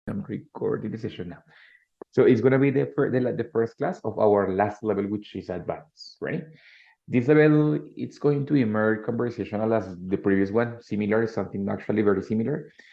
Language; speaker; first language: English; non-native, fluent; Spanish